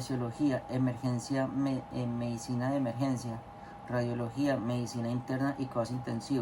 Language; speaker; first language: Spanish; native; Spanish